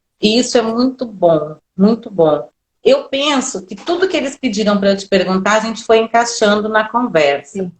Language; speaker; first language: Portuguese; native; Portuguese